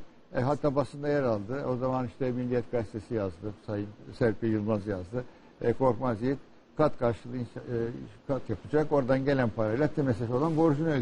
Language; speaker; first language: Turkish; native; Turkish